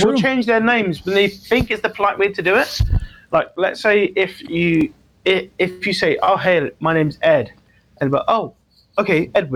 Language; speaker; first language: English; native; English